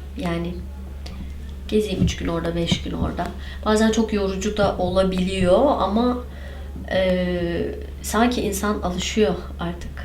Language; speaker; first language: Turkish; non-native, local second language; Kurdish